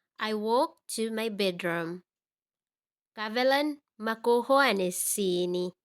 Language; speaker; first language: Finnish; non-native, learner; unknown